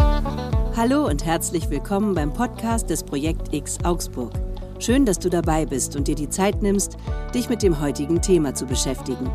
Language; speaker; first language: German; native; German